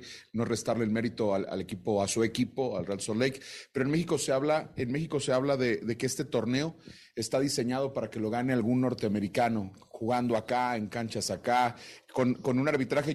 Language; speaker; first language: Spanish; native; Spanish